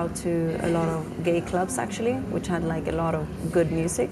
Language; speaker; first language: English; non-native, fluent; Swedish